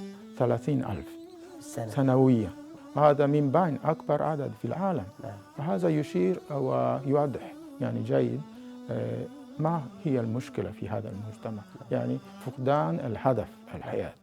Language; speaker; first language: Arabic; non-native, fluent; Japanese